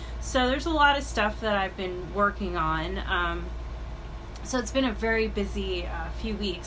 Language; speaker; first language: English; native; English